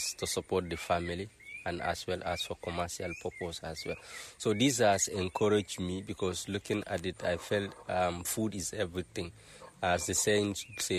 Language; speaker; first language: English; non-native, local second language; Mandingo